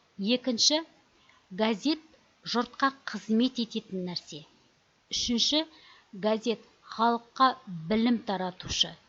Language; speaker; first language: Kazakh; native; Kazakh